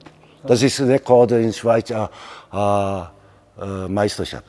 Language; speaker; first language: German; non-native, learner; Korean